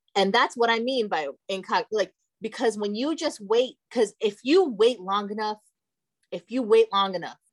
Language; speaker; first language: English; early bilingual, other home language; Portuguese